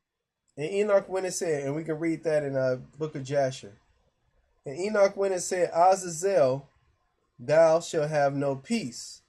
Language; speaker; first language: English; native; English